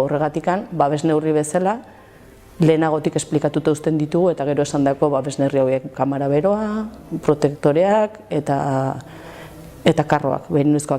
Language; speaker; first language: Basque; native; Basque